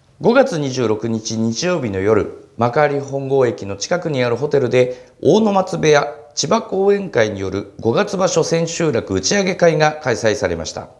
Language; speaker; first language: Japanese; native; Japanese